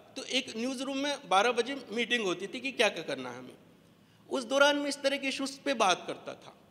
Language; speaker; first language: Hindi; native; Hindi